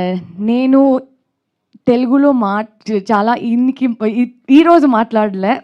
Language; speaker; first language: Telugu; non-native, learner; Kannada